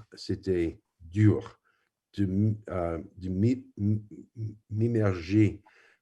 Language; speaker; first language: French; non-native, fluent; English